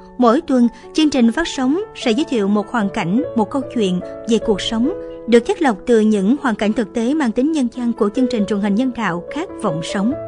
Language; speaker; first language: Vietnamese; native; Vietnamese